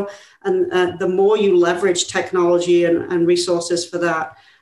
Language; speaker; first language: English; native; English